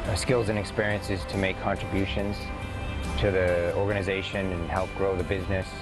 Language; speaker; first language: English; native; English